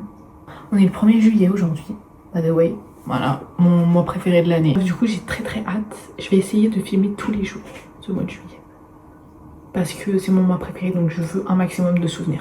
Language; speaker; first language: French; native; French